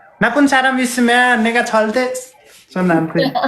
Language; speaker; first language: Korean; non-native, learner; Nepali